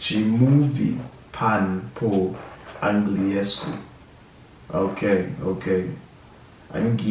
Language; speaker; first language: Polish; non-native, learner; English